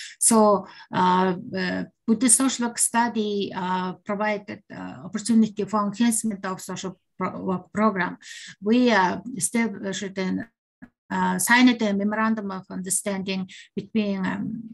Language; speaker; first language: English; non-native, learner; Mongolian